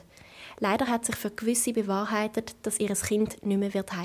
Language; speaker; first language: German; native; German